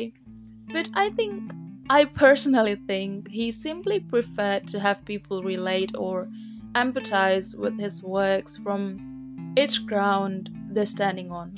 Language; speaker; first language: English; non-native, fluent; Indonesian